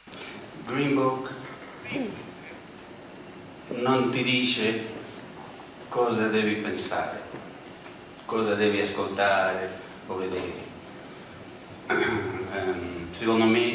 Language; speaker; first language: Italian; non-native, fluent; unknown